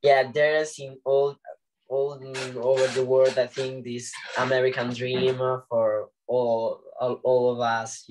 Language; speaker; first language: English; non-native, learner; Italian